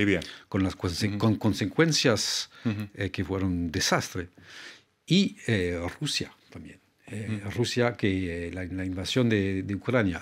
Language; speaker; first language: Spanish; non-native, fluent; French